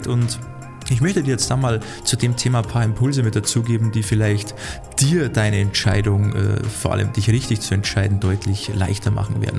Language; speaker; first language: German; native; German